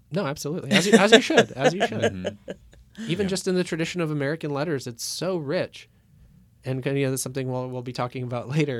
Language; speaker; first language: English; early bilingual, other home language; Russian